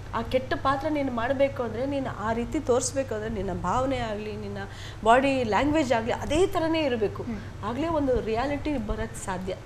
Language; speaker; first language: Kannada; native; Kannada